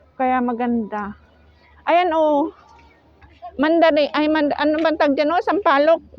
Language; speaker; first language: Filipino; native; Filipino